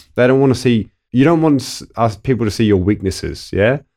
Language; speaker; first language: English; early bilingual, other home language; Italian